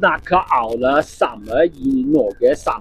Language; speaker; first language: Norwegian; non-native, learner; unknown